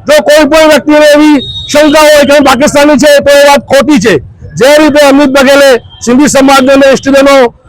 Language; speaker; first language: Gujarati; non-native, local second language; Sindhi